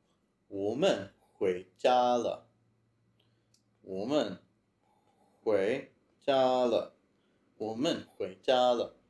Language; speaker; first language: Chinese; non-native, learner; English